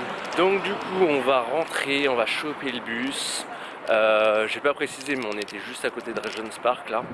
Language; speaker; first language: French; native; French